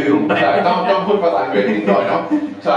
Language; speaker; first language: Thai; non-native, fluent; English